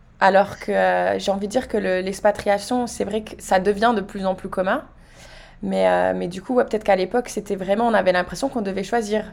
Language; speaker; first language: French; native; French